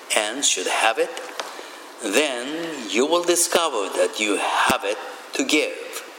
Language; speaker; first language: English; non-native, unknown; Japanese